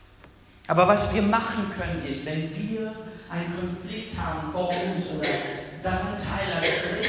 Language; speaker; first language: German; non-native, fluent; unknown